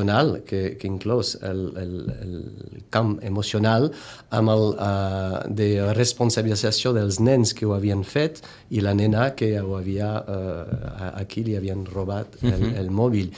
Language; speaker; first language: Catalan; non-native, fluent; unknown